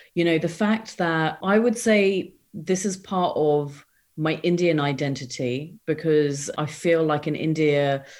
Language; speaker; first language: English; native; English